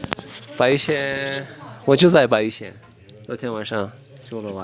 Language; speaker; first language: Chinese; non-native, learner; Turkish